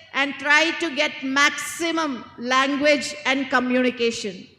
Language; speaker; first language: English; non-native, local second language; Malayalam